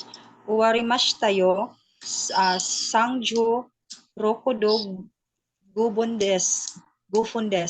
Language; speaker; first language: Japanese; non-native, learner; Filipino